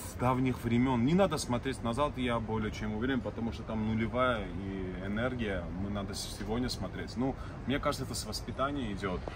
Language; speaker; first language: Russian; non-native, fluent; Armenian